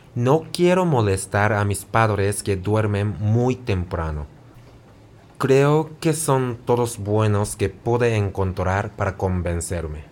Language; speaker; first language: Spanish; non-native, fluent; Japanese